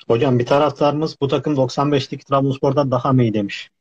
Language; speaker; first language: Turkish; native; Turkish